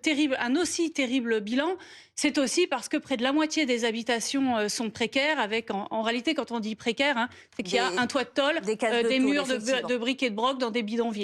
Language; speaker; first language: French; native; French